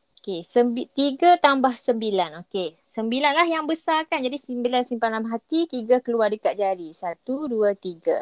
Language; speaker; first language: Malay; native; Malay